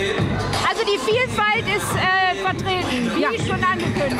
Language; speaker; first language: German; native; German